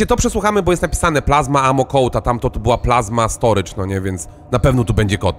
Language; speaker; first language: Polish; native; Polish